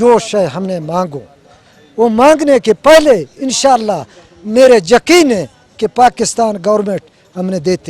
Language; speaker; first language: Hindi; non-native, local second language; Baluchi